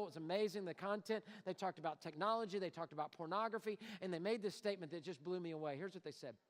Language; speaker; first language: English; native; English